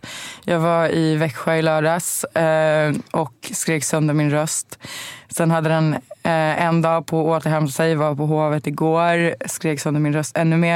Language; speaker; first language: Swedish; native; Swedish